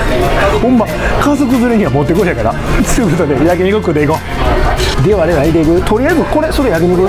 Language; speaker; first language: Japanese; native; Japanese